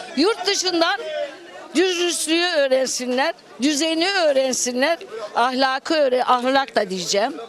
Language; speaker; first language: Turkish; native; Turkish